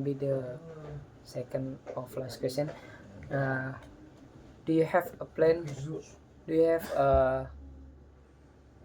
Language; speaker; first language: English; non-native, learner; Indonesian